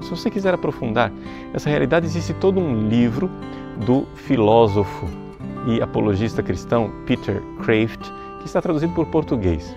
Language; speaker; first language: Portuguese; native; Portuguese